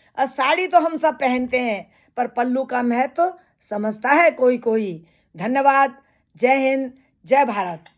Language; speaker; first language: Hindi; native; Hindi